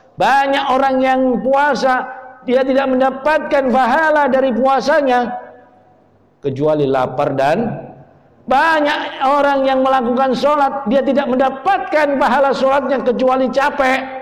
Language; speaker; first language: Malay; non-native, local second language; Javanese